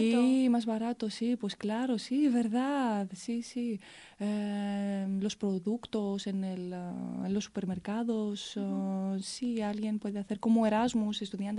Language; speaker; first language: Spanish; non-native, fluent; Greek